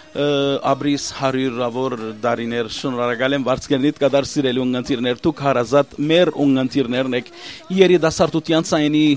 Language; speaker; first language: Armenian; early bilingual, heritage; Armenian